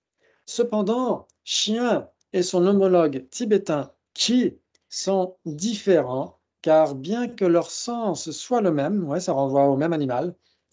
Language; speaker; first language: French; native; French